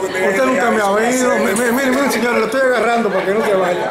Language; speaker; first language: Spanish; native; Spanish